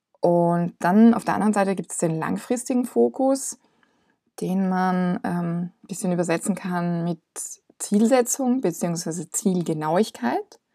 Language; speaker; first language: German; non-native, fluent; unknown